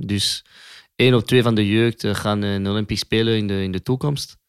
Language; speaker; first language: Dutch; non-native, local second language; French